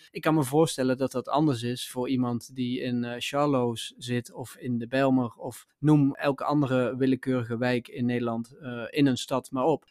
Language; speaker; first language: Dutch; native; Dutch